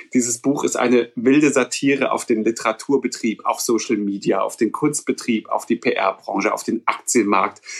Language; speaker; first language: German; native; German